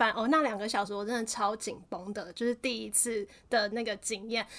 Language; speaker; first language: Chinese; native; Chinese